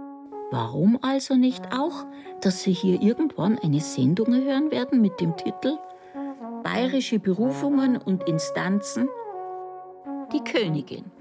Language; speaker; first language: German; native; German